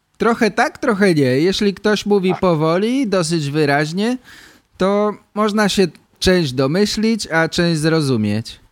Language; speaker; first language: Polish; native; Polish